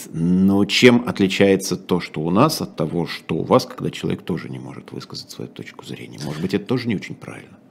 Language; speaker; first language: Russian; native; Russian